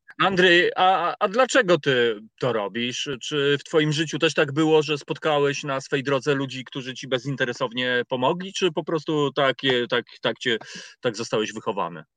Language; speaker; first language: Polish; native; Polish